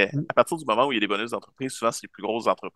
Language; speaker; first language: French; native; French